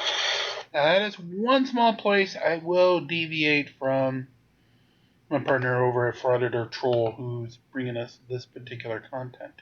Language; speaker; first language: English; native; English